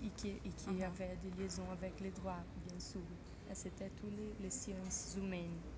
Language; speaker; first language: French; non-native, fluent; Portuguese